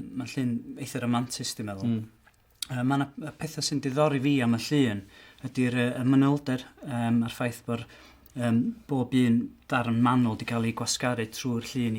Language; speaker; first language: Welsh; native; Welsh